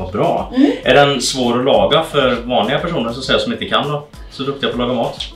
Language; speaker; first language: Swedish; native; Swedish